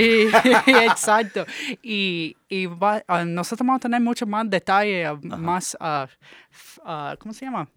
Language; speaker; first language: Spanish; early bilingual, heritage; English